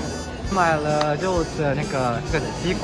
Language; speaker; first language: Chinese; non-native, fluent; Japanese